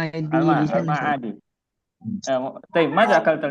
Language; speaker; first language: Arabic; non-native, fluent; Indonesian